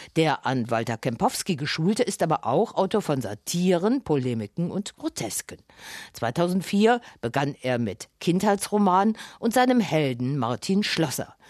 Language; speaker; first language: German; native; German